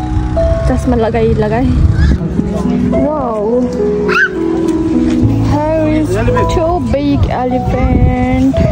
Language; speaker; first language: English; non-native, learner; Nepali